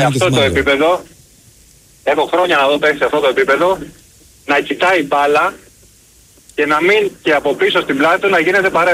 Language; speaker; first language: Greek; native; Greek